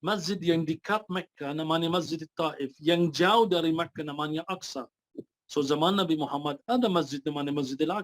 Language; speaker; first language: Indonesian; non-native, fluent; Arabic